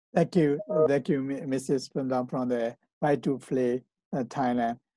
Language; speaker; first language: English; non-native, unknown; Burmese